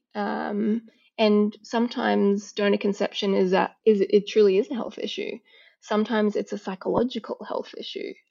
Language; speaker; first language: English; native; English